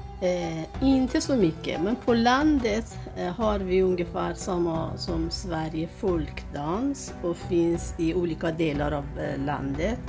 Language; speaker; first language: Swedish; non-native, learner; Persian